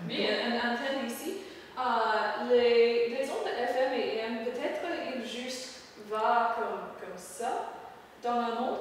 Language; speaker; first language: French; non-native, learner; English